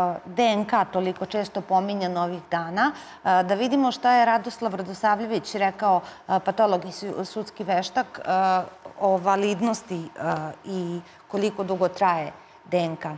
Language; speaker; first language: Serbian; native; Serbian